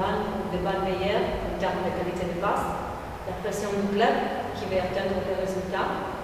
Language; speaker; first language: French; non-native, fluent; Italian